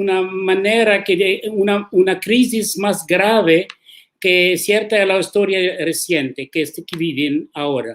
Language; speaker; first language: Spanish; non-native, learner; Arabic